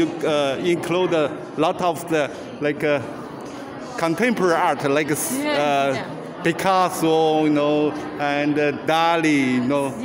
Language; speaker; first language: English; non-native, learner; Chinese